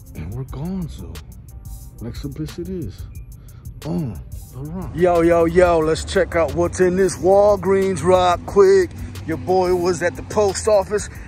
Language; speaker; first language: English; native; English